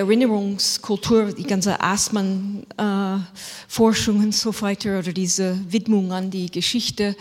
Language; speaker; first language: German; non-native, fluent; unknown